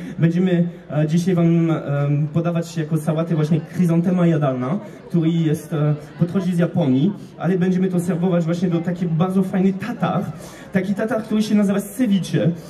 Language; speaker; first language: Polish; non-native, fluent; French